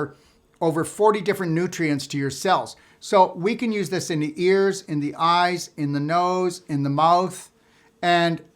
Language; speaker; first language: English; native; English